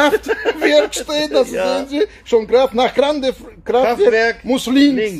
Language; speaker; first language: German; non-native, learner; Russian